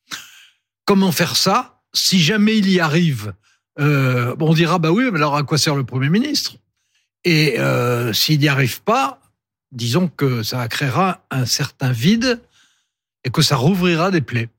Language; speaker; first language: French; native; French